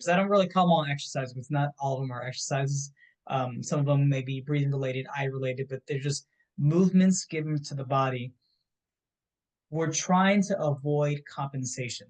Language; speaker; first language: English; native; English